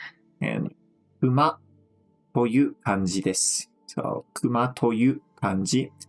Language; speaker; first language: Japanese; non-native, fluent; English